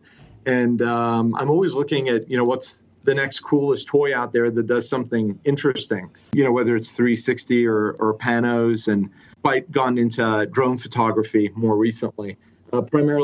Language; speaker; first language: English; native; English